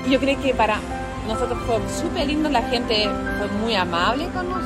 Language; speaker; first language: Spanish; non-native, learner; German